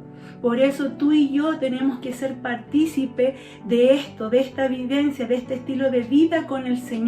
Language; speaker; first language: Spanish; native; Spanish